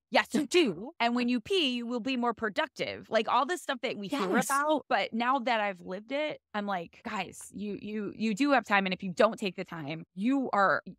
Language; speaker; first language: English; native; English